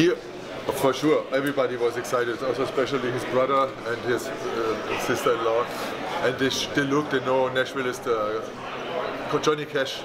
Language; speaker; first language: English; non-native, fluent; German